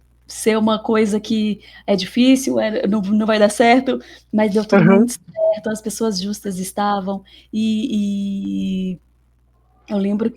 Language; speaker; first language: Portuguese; native; Portuguese